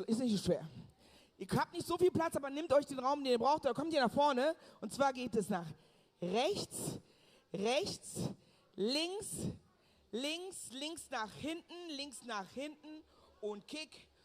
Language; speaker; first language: German; native; German